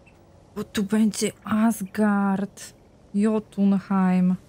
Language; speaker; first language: Polish; native; Polish